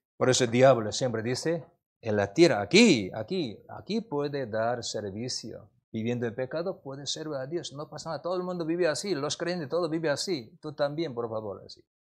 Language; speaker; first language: Spanish; non-native, learner; Korean